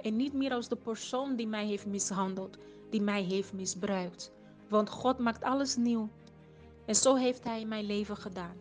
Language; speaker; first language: Dutch; non-native, fluent; Portuguese